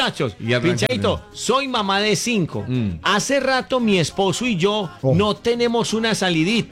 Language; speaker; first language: Spanish; native; Spanish